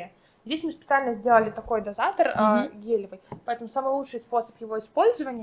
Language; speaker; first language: Russian; native; Russian